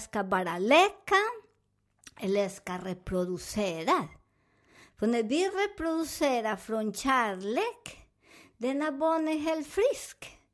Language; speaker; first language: Swedish; non-native, fluent; Spanish